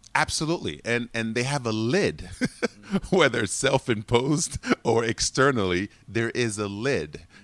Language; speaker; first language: English; non-native, fluent; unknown